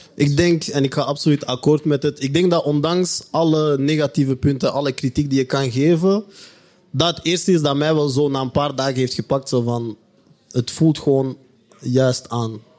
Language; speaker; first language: Dutch; native; Dutch